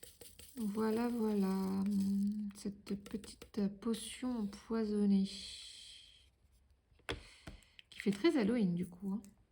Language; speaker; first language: French; native; French